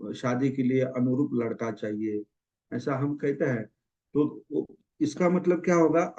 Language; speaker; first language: Hindi; non-native, local second language; Marathi